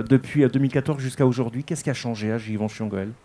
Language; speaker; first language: French; native; French